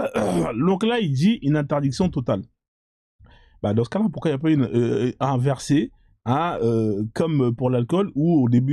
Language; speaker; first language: French; native; French